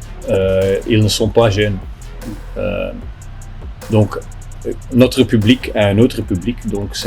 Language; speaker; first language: French; non-native, local second language; Dutch